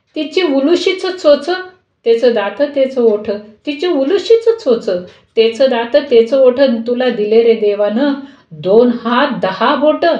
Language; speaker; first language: Marathi; native; Marathi